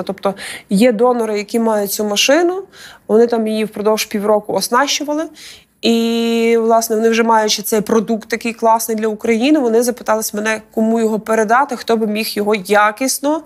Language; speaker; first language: Ukrainian; native; Ukrainian